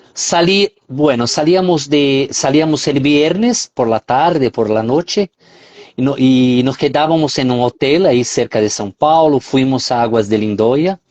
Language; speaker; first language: Spanish; non-native, fluent; Portuguese